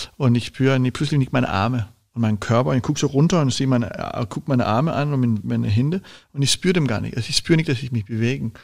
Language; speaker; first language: German; non-native, fluent; Danish